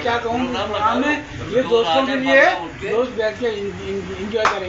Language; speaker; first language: Urdu; native; Urdu